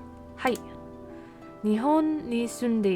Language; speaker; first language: Japanese; non-native, learner; English